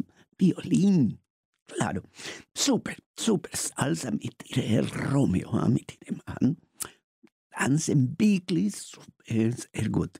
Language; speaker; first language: German; non-native, learner; Spanish